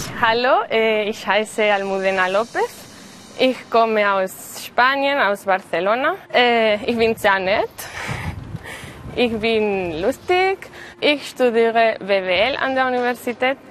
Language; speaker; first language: German; non-native, learner; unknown